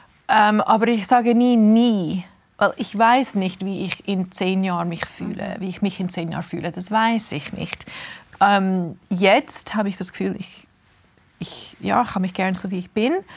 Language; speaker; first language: German; early bilingual, heritage; English